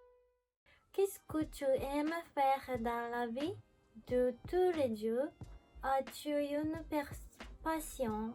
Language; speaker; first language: French; non-native, learner; Japanese